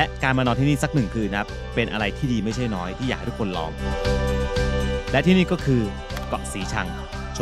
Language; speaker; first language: Thai; native; Thai